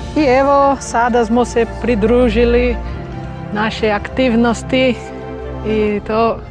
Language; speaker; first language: Bosnian; non-native, fluent; Portuguese